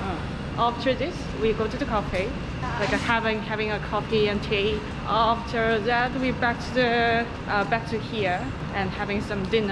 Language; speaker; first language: English; non-native, learner; Korean